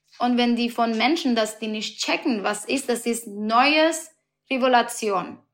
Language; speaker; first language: German; non-native, learner; Persian